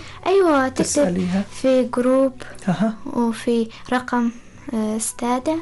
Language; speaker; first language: Arabic; non-native, learner; Persian